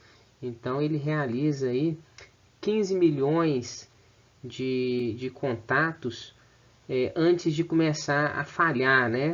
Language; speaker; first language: Portuguese; native; Portuguese